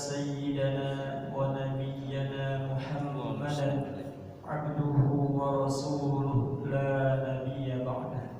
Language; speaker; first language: Arabic; non-native, fluent; Indonesian